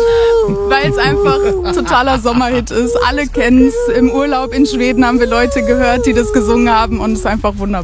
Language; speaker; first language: German; native; German